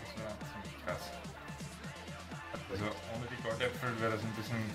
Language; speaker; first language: German; native; German